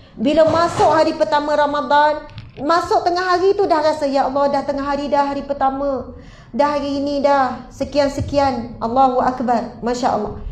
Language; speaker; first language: Malay; native; Malay